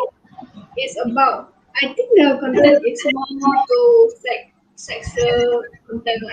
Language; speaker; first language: English; non-native, local second language; Malay